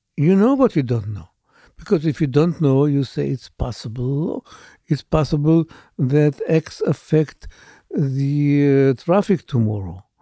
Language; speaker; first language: English; non-native, fluent; Hebrew